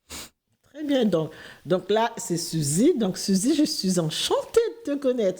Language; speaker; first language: French; non-native, local second language; Haitian Creole